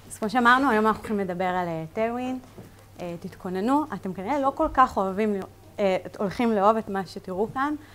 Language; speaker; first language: Hebrew; native; Hebrew